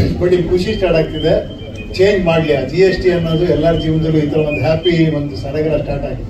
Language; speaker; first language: Kannada; native; Kannada